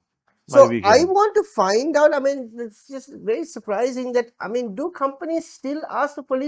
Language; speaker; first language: English; non-native, local second language; Sinhala